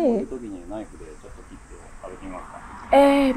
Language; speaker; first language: Japanese; native; Japanese